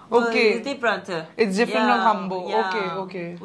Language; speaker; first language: English; non-native, learner; Korean